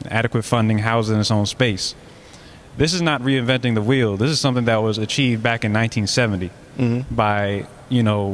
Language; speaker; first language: English; native; English